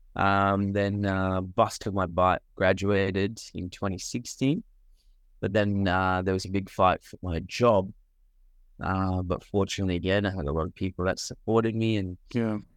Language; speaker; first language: English; early bilingual, other home language; Sinhala